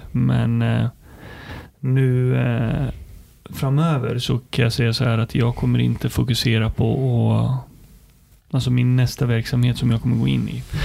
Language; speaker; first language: Swedish; early bilingual, other home language; Arabic